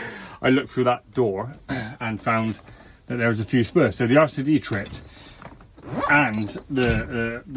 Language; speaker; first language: English; native; English